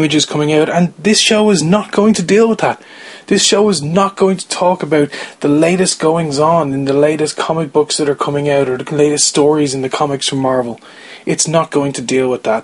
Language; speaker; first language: English; native; English